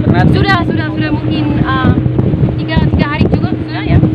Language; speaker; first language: Indonesian; non-native, learner; English